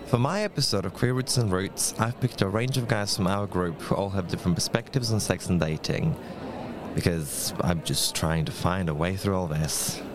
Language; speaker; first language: English; non-native, fluent; Polish